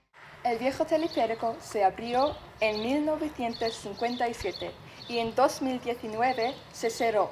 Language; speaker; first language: Spanish; non-native, learner; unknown